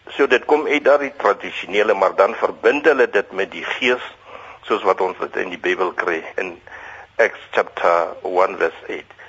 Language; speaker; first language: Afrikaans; non-native, local second language; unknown